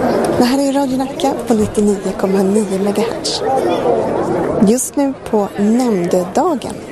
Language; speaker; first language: Swedish; native; Swedish